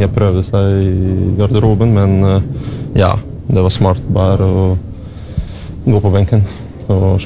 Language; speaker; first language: Norwegian; non-native, learner; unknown